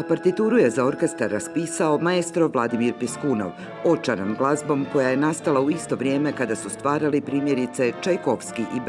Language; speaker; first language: Croatian; native; Croatian